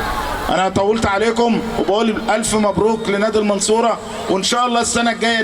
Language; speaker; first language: Arabic; native; Arabic